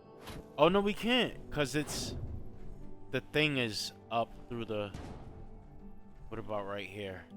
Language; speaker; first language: English; native; English